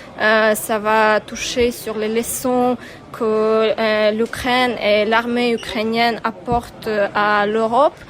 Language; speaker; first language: French; non-native, fluent; Ukrainian